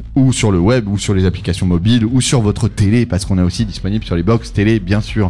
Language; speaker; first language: French; native; French